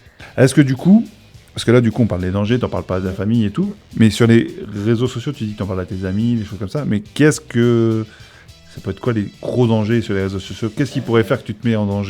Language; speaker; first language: French; native; French